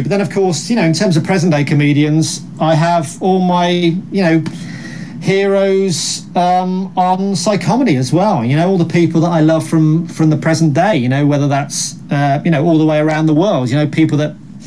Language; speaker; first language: English; native; English